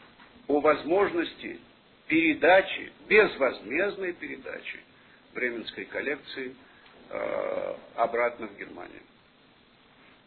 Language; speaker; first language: Russian; native; Russian